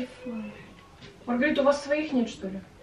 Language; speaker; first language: Russian; native; Russian